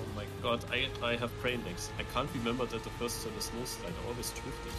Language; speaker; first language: English; non-native, learner; German